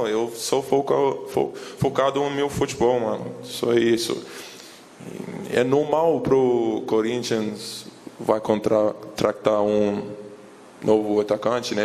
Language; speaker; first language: Portuguese; non-native, learner; English